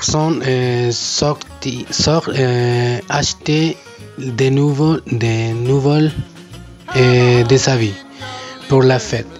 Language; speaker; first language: French; non-native, learner; Spanish